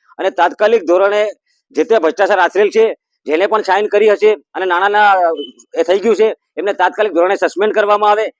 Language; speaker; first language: Gujarati; native; Gujarati